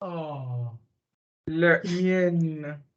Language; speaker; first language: French; non-native, learner; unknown